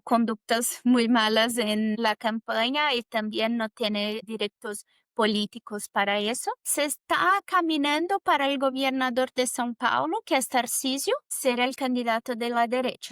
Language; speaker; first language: Spanish; non-native, fluent; Portuguese